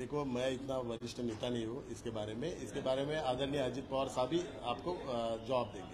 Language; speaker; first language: Hindi; non-native, local second language; Marathi